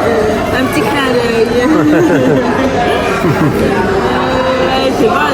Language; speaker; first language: French; native; French